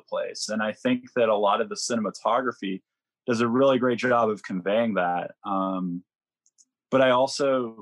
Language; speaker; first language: English; native; English